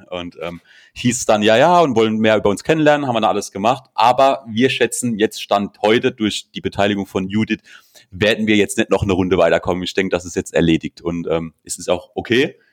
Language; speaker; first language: German; native; German